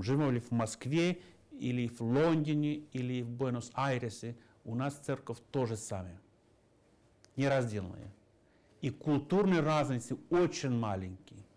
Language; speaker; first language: Russian; non-native, fluent; Finnish